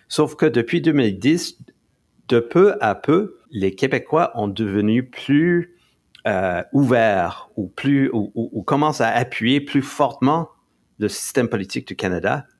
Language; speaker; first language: French; non-native, local second language; English